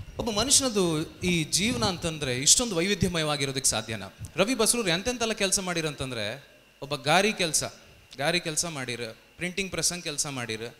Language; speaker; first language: Kannada; native; Kannada